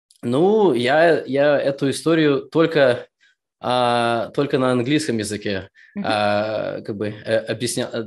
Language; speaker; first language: Russian; early bilingual, heritage; Russian